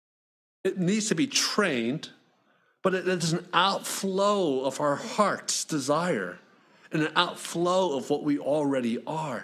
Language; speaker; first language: English; native; English